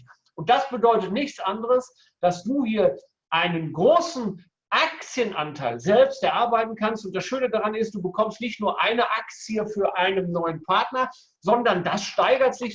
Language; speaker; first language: German; native; German